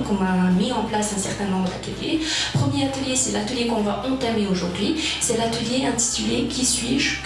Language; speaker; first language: French; non-native, local second language; Arabic